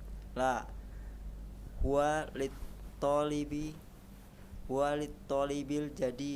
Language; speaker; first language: Arabic; non-native, learner; Indonesian